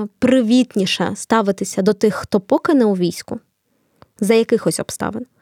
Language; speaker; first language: Ukrainian; non-native, local second language; Russian